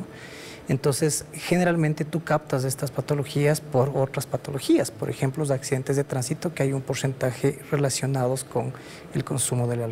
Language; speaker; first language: Spanish; native; Spanish